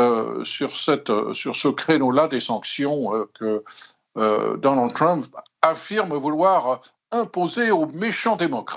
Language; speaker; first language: French; native; French